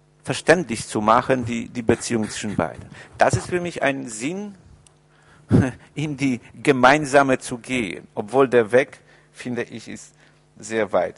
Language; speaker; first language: German; non-native, fluent; Polish